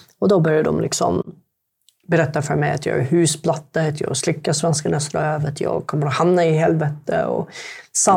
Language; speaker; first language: Swedish; non-native, fluent; Arabic